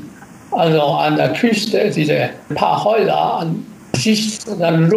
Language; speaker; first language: German; non-native, learner; Japanese